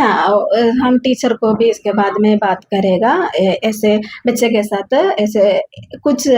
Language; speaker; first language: Hindi; non-native, local second language; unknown